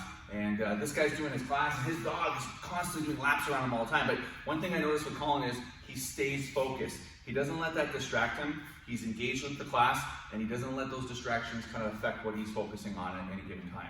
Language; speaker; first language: English; native; English